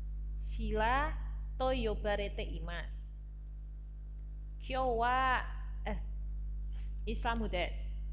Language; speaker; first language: Japanese; non-native, learner; Indonesian